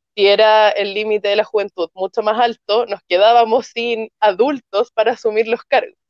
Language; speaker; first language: Spanish; native; Spanish